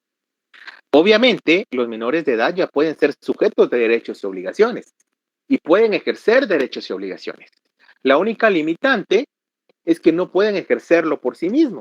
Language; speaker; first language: Spanish; native; Spanish